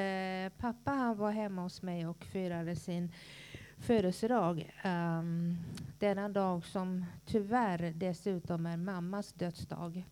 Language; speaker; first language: Swedish; native; Swedish